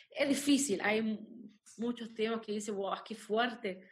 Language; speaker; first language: Spanish; non-native, fluent; German